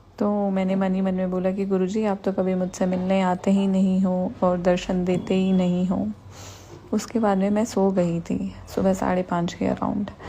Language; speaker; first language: Hindi; native; Hindi